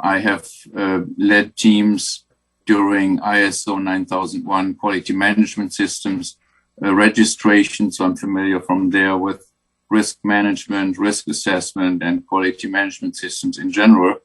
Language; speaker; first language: English; non-native, fluent; German